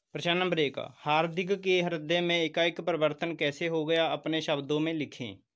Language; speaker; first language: Hindi; non-native, local second language; Punjabi